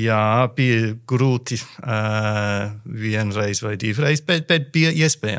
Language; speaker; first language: Latvian; non-native, learner; English